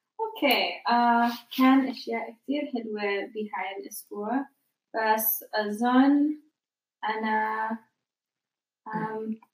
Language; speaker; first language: Arabic; non-native, learner; English